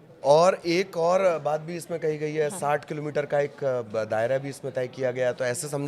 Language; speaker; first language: Hindi; native; Hindi